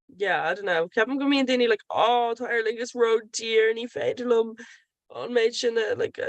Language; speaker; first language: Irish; non-native, local second language; English